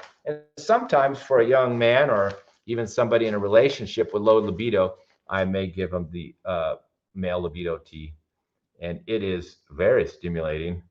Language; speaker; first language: English; native; English